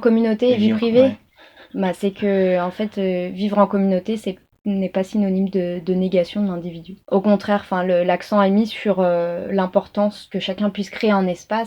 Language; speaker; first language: French; native; French